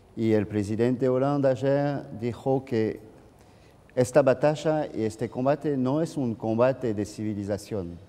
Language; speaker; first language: Spanish; non-native, fluent; French